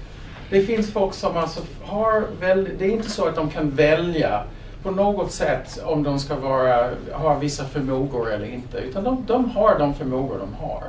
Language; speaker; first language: Swedish; non-native, fluent; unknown